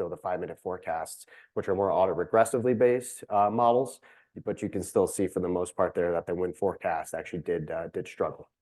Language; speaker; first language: English; native; English